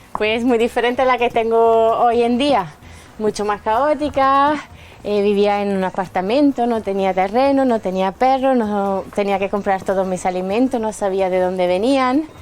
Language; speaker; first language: Spanish; non-native, fluent; Italian